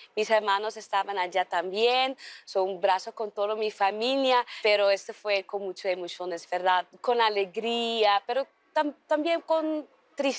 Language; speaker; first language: Spanish; non-native, learner; Dutch